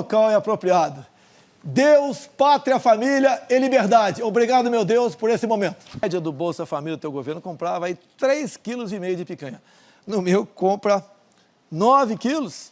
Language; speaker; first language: Portuguese; native; Portuguese